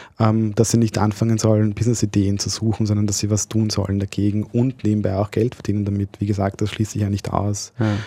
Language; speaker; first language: German; early bilingual, other home language; Bosnian